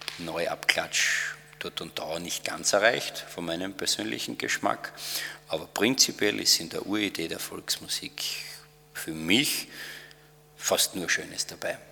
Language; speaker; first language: German; native; German